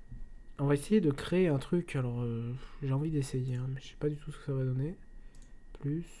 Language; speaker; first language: French; native; French